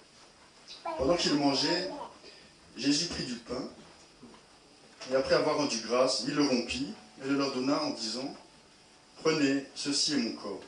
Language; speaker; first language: French; native; French